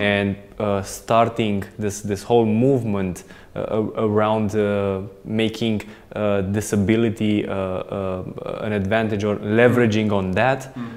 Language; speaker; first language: English; non-native, fluent; Romanian